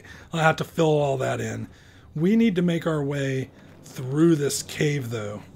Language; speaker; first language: English; native; English